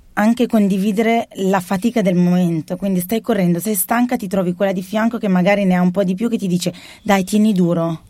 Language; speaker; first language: Italian; early bilingual, other home language; Arabic